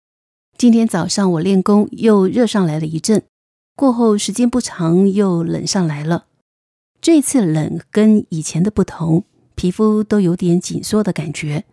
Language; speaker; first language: Chinese; native; Chinese